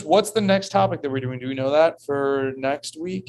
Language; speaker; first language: English; native; English